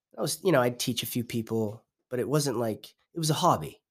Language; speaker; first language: English; native; English